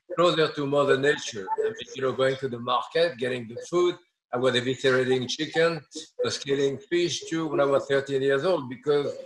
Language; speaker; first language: English; non-native, fluent; French